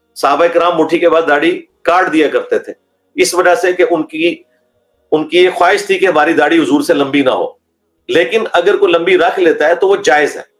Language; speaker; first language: Urdu; non-native, local second language; Punjabi